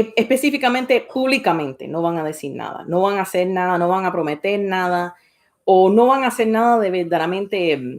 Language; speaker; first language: Spanish; early bilingual, heritage; Spanish